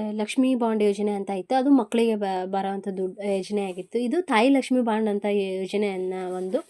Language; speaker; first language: Kannada; native; Kannada